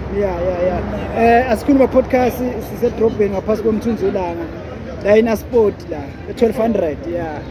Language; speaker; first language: Zulu; native; Zulu